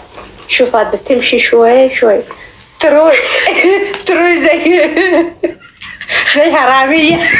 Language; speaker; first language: Arabic; native; Arabic